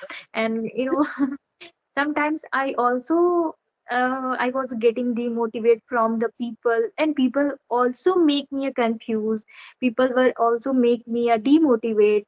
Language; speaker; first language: English; non-native, learner; Odia